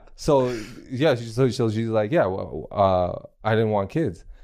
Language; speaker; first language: English; non-native, fluent; Chinese